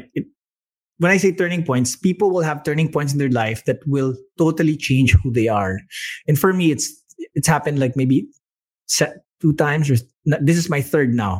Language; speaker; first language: English; non-native, local second language; Filipino